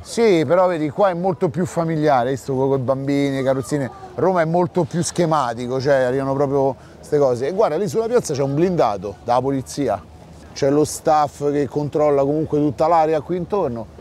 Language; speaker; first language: Italian; native; Italian